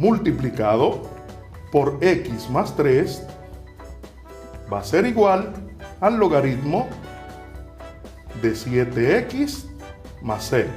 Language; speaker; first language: Spanish; native; Spanish